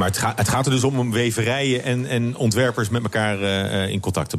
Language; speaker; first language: Dutch; native; Dutch